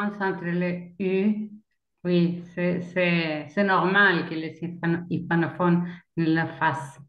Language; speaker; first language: French; non-native, fluent; Spanish